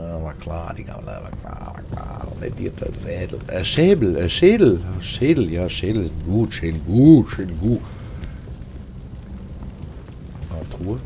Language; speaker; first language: German; native; German